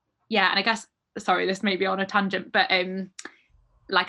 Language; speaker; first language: English; native; English